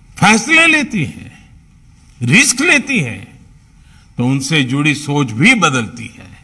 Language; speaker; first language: Hindi; non-native, local second language; Gujarati